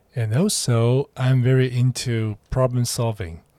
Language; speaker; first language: English; non-native, fluent; Chinese